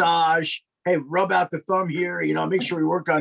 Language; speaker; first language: English; native; English